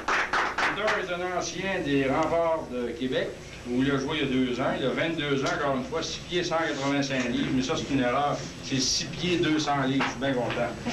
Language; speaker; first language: French; native; French